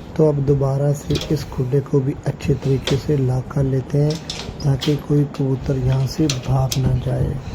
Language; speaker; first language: Urdu; non-native, local second language; Punjabi